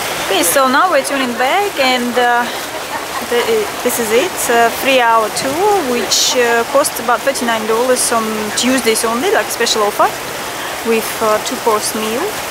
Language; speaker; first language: English; non-native, fluent; Russian